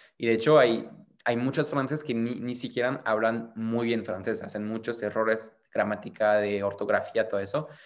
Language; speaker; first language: Spanish; non-native, fluent; French